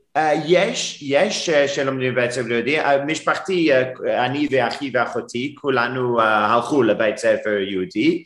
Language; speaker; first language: Hebrew; non-native, fluent; English